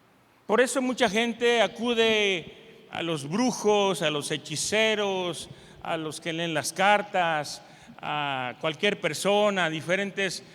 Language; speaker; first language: Spanish; native; Spanish